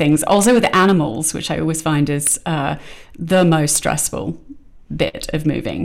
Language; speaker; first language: English; native; English